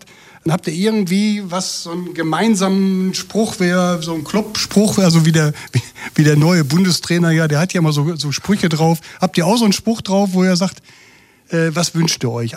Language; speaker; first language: German; native; German